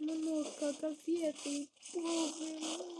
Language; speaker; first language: Russian; early bilingual, heritage; Russian